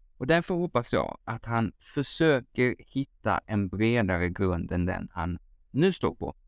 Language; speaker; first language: Swedish; native; Swedish